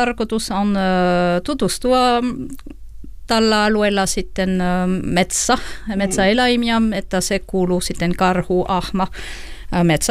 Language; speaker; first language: Finnish; non-native, learner; French